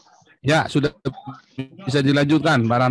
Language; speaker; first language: Indonesian; native; Indonesian